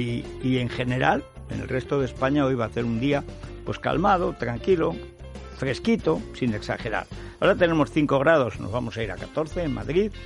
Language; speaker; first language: Spanish; native; Spanish